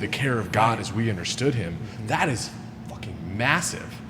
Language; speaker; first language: English; native; English